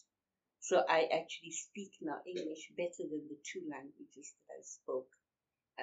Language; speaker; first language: English; non-native, local second language; Urdu